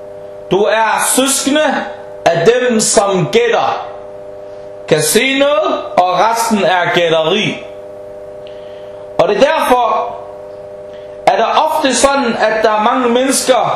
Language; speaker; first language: Danish; early bilingual, heritage; Danish